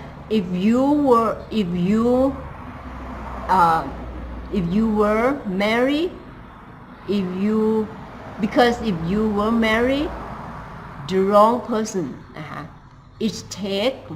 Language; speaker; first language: English; non-native, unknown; Thai